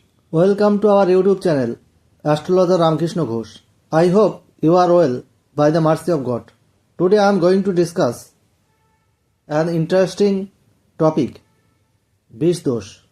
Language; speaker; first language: English; non-native, local second language; Bangla